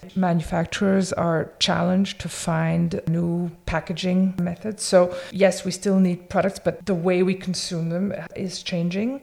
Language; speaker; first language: English; early bilingual, other home language; French